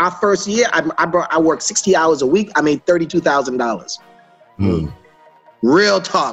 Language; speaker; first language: English; native; English